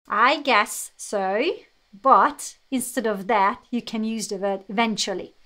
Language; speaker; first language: English; non-native, fluent; Hungarian